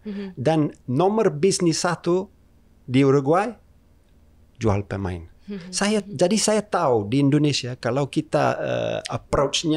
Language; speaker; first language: Indonesian; non-native, fluent; English